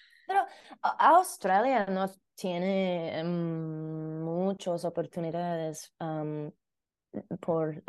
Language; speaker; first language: Spanish; non-native, learner; English